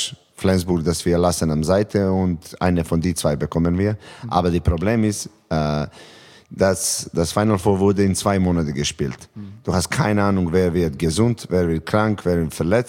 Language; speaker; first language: German; non-native, fluent; Serbian